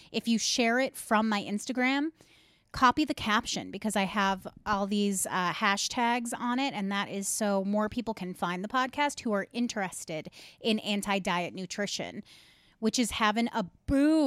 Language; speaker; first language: English; native; English